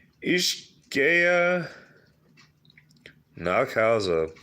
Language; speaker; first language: German; non-native, learner; English